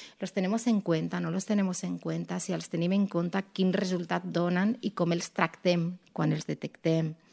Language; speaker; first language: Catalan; non-native, local second language; Spanish